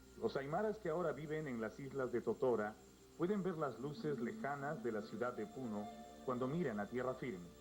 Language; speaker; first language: Spanish; native; Spanish